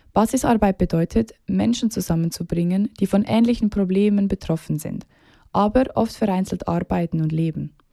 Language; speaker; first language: German; native; German